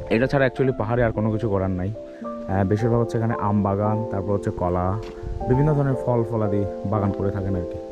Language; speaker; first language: Bangla; native; Bangla